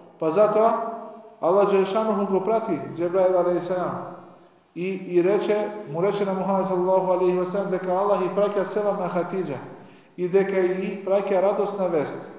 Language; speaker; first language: Macedonian; non-native, local second language; Albanian